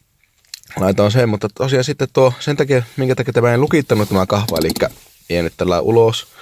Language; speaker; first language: Finnish; native; Finnish